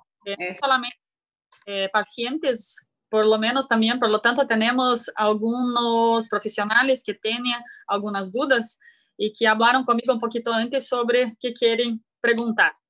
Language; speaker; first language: Spanish; non-native, learner; Portuguese